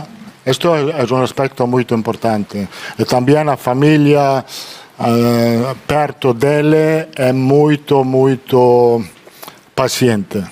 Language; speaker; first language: Spanish; non-native, fluent; Italian